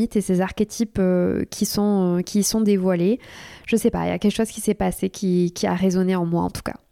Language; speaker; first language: French; native; French